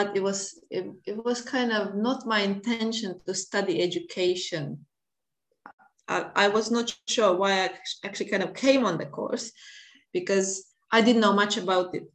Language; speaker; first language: English; non-native, fluent; Latvian